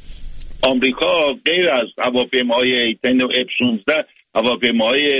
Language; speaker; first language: Persian; native; Persian